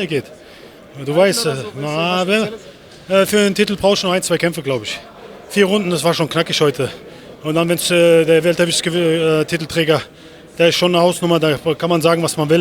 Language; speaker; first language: German; native; German